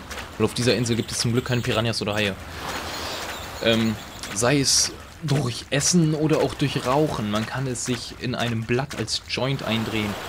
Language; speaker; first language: German; native; German